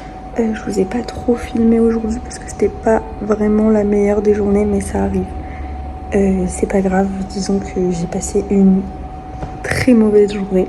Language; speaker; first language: French; native; French